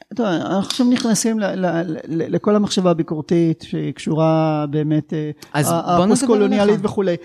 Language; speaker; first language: Hebrew; native; Hebrew